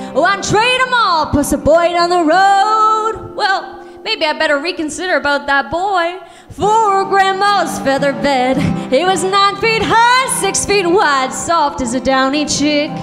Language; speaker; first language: English; native; English